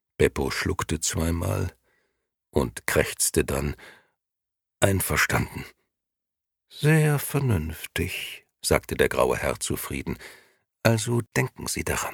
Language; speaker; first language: German; native; German